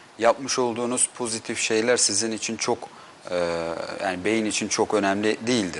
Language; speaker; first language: Turkish; native; Turkish